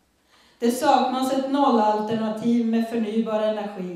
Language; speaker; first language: Swedish; native; Swedish